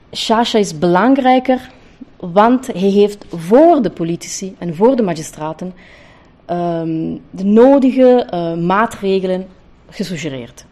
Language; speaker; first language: Dutch; non-native, fluent; Italian